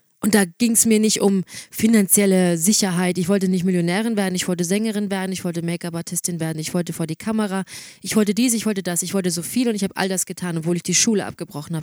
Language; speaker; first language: German; native; German